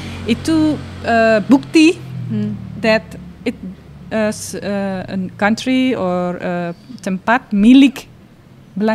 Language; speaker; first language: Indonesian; non-native, learner; Dutch